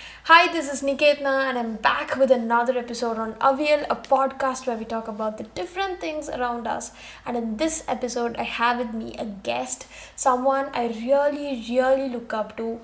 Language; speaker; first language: English; non-native, local second language; Tamil